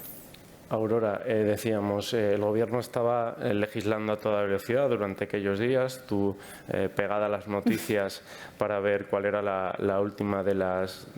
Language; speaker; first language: Spanish; native; Spanish